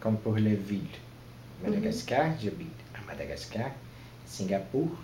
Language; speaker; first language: French; non-native, learner; Portuguese